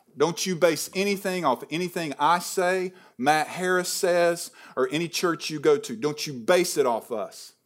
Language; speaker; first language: English; native; English